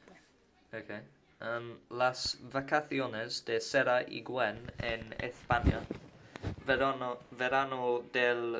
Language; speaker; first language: Spanish; non-native, learner; English